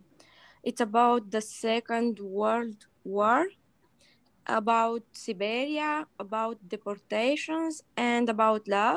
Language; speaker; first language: English; non-native, learner; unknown